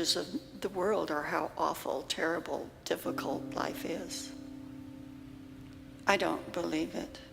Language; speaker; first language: English; native; English